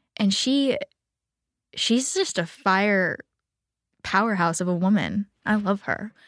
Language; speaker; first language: English; native; English